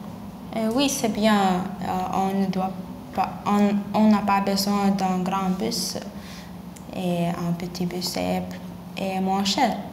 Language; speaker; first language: French; non-native, learner; Lithuanian